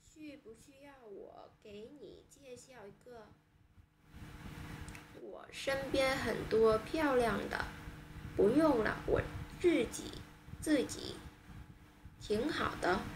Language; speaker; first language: Chinese; non-native, learner; Vietnamese